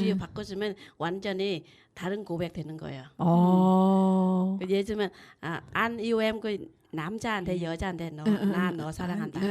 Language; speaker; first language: Korean; non-native, learner; Vietnamese